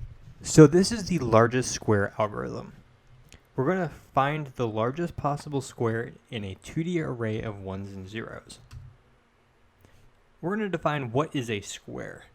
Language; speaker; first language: English; native; English